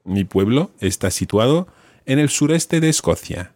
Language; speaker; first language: Spanish; non-native, fluent; English